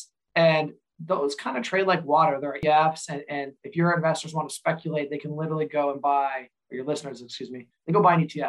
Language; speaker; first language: English; native; English